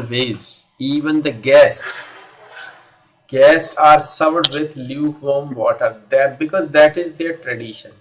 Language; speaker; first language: English; non-native, local second language; Hindi